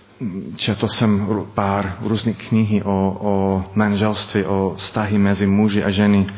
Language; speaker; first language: Czech; non-native, learner; English